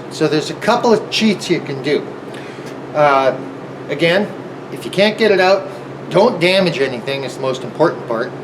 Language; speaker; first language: English; native; English